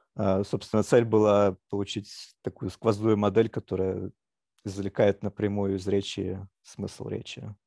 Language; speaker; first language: Russian; native; Russian